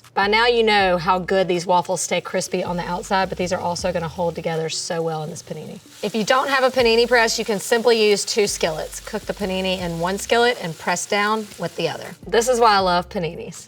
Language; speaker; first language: English; native; English